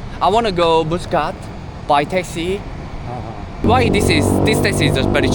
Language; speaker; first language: English; non-native, learner; Korean